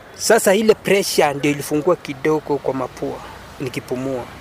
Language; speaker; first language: Swahili; non-native, local second language; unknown